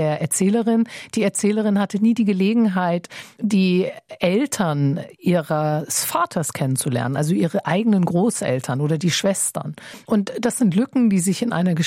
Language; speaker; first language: German; native; German